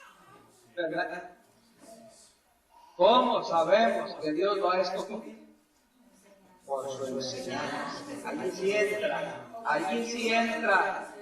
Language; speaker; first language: Spanish; native; Spanish